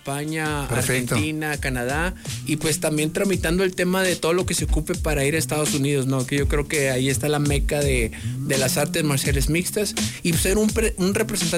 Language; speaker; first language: Spanish; native; Spanish